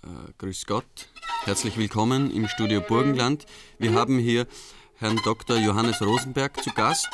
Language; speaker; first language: German; native; German